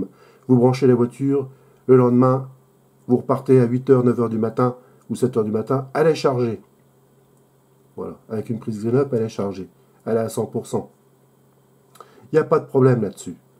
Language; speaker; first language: French; native; French